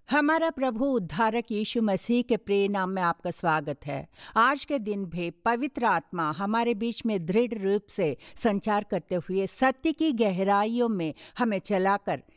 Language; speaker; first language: Hindi; non-native, local second language; Tamil